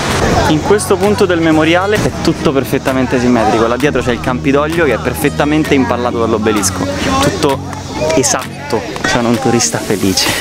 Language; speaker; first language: Italian; native; Italian